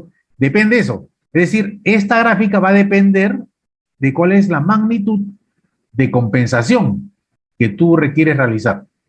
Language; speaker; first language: Spanish; native; Spanish